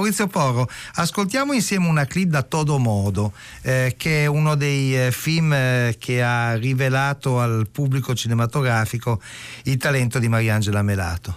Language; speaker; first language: Italian; native; Italian